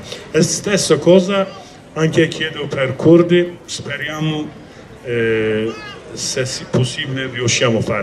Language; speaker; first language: Italian; non-native, learner; Kurdish